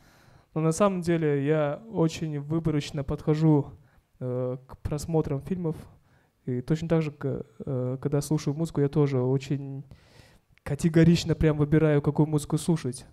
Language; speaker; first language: Russian; non-native, local second language; Kazakh